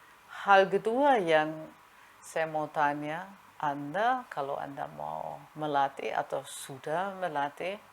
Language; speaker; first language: Indonesian; non-native, fluent; German